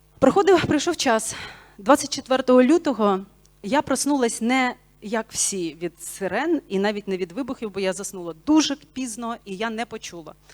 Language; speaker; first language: Ukrainian; non-native, local second language; Bulgarian